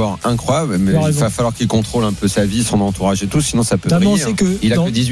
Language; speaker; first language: French; native; French